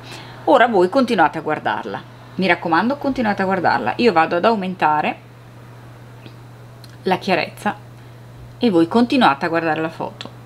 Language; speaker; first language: Italian; native; Italian